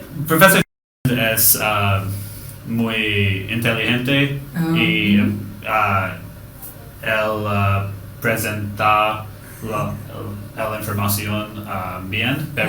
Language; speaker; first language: Spanish; non-native, learner; English